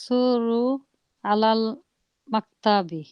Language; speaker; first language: Arabic; non-native, learner; English